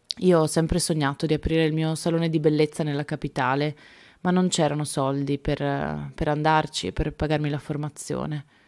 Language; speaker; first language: Italian; non-native, fluent; Spanish